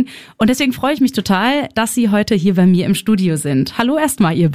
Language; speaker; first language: German; native; German